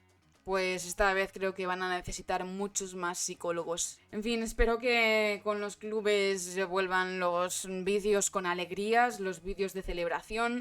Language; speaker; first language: Spanish; native; Spanish